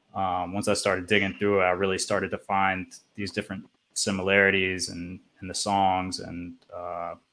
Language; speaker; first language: English; native; English